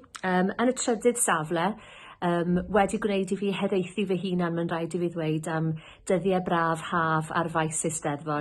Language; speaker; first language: Welsh; native; Welsh